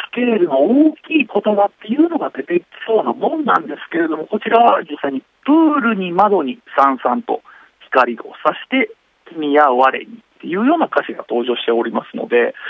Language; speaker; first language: Japanese; native; Japanese